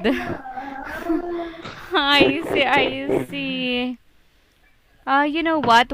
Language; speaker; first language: English; non-native, fluent; Filipino